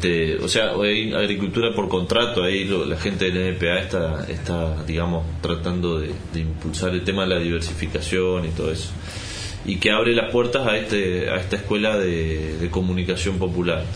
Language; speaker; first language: Spanish; native; Spanish